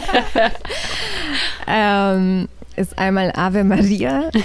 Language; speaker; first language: German; early bilingual, other home language; Polish